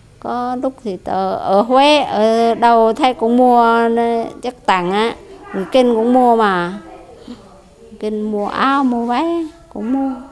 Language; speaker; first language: Vietnamese; non-native, local second language; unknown